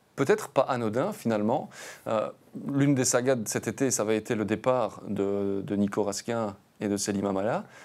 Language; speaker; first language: French; native; French